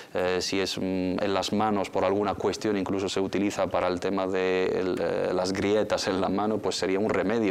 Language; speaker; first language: Spanish; native; Spanish